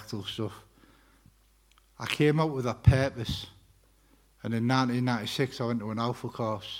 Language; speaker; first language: English; native; English